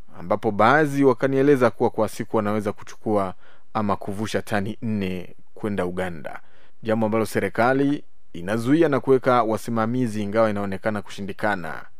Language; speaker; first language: Swahili; native; Swahili